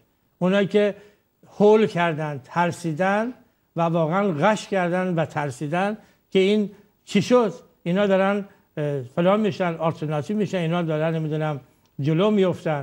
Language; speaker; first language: Persian; native; Persian